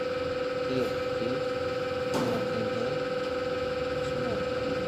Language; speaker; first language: English; non-native, local second language; Filipino